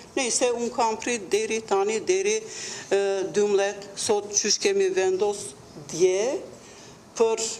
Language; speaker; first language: Albanian; non-native, local second language; Turkish